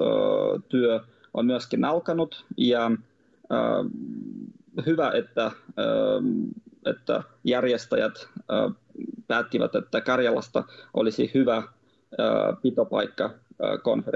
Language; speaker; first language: Finnish; non-native, fluent; Russian